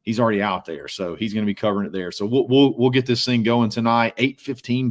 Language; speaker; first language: English; native; English